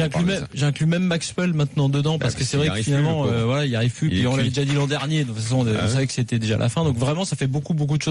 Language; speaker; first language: French; native; French